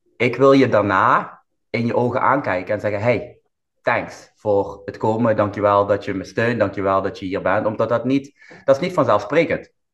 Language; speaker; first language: Dutch; native; Dutch